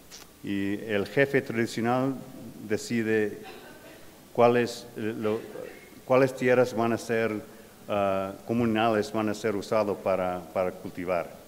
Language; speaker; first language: Spanish; non-native, fluent; English